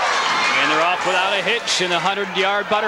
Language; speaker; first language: English; native; English